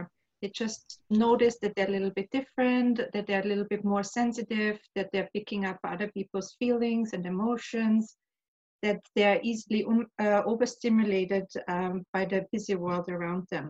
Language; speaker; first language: English; non-native, fluent; German